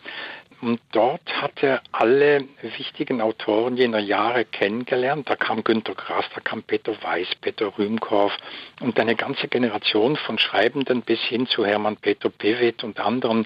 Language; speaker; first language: German; native; German